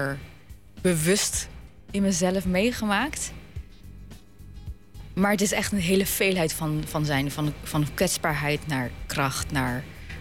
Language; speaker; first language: Dutch; native; Dutch